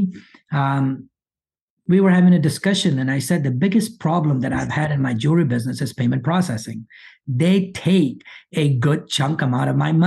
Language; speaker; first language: English; early bilingual, other home language; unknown